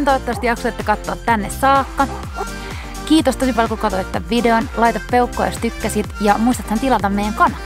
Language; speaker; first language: Finnish; native; Finnish